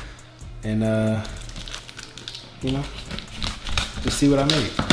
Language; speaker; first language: English; native; English